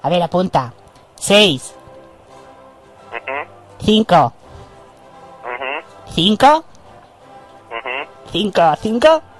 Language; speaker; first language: Spanish; native; Spanish